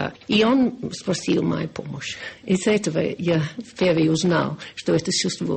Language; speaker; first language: Russian; non-native, learner; English